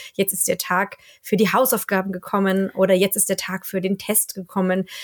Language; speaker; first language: German; native; German